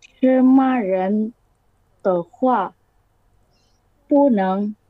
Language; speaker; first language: Chinese; non-native, learner; Indonesian